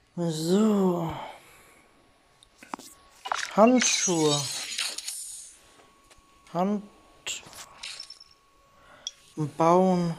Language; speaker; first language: German; non-native, learner; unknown